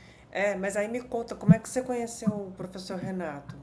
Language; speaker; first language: Portuguese; native; Portuguese